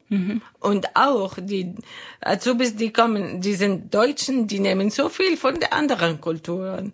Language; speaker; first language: German; non-native, learner; Arabic